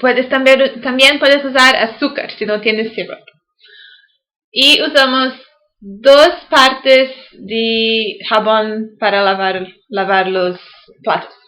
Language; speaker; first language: Spanish; non-native, learner; English